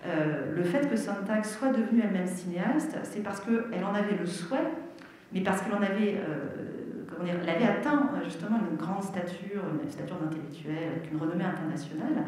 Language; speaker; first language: French; native; French